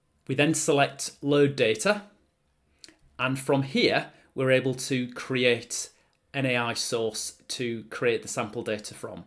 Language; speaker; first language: English; native; English